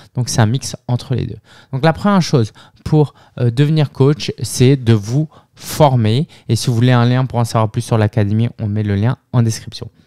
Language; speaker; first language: French; native; French